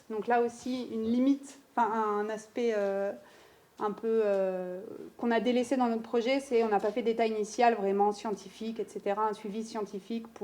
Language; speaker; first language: French; native; French